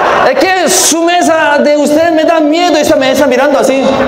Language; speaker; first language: Spanish; non-native, fluent; Korean